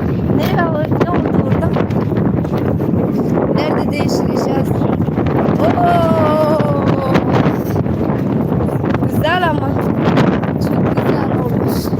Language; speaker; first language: Turkish; non-native, learner; Arabic